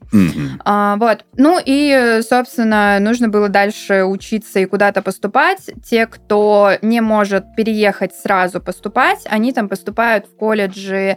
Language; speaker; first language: Russian; native; Russian